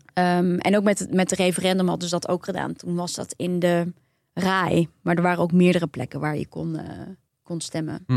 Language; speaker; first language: Dutch; early bilingual, other home language; Turkish